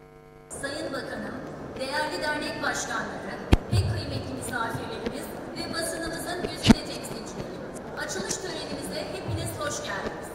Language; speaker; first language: Turkish; native; Turkish